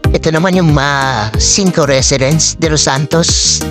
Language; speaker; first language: Filipino; native; Filipino